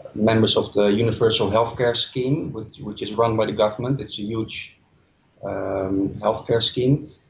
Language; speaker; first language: English; non-native, fluent; Dutch